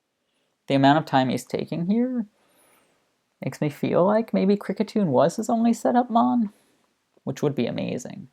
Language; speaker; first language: English; native; English